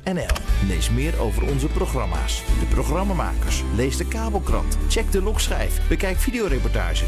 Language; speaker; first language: Dutch; native; Dutch